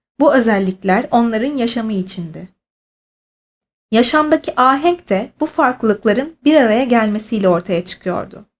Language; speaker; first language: Turkish; native; Turkish